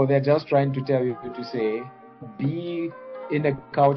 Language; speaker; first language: English; non-native, local second language; Bemba